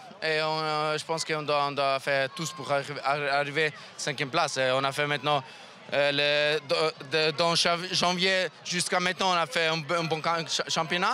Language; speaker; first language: French; non-native, local second language; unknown